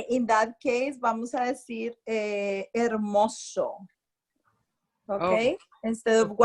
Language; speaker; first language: Spanish; non-native, fluent; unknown